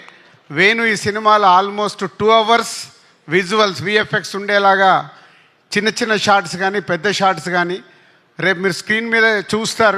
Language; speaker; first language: Telugu; native; Telugu